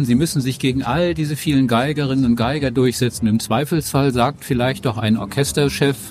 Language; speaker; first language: German; native; German